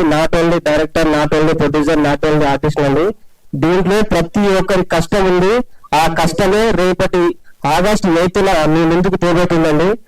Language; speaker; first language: Telugu; native; Telugu